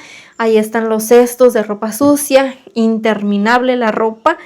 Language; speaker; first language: Spanish; native; Spanish